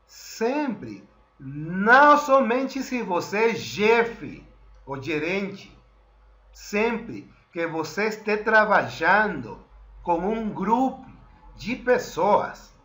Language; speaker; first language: Portuguese; non-native, fluent; Spanish